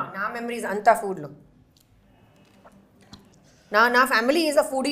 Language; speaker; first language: Telugu; non-native, learner; Hindi